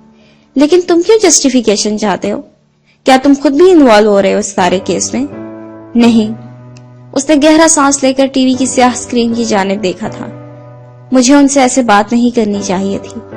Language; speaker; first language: Urdu; native; Urdu